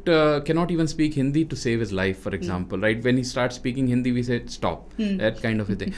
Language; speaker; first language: English; non-native, local second language; Hindi